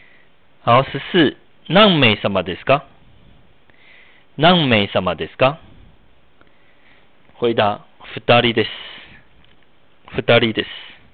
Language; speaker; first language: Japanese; non-native, fluent; Chinese